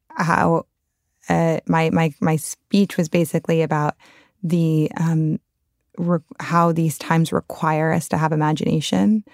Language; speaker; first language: English; native; English